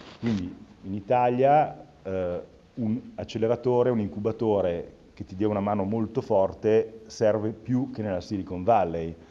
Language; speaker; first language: Italian; native; Italian